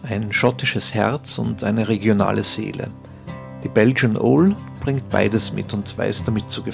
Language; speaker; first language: German; native; German